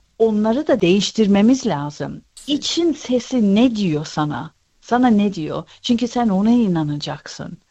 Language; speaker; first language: Turkish; early bilingual, heritage; Turkish